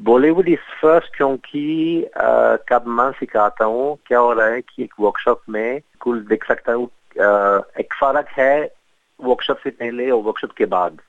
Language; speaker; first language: Hindi; non-native, fluent; French